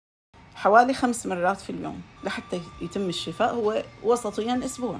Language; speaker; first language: Arabic; native; Arabic